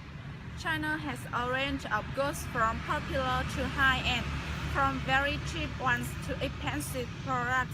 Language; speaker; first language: English; non-native, learner; Vietnamese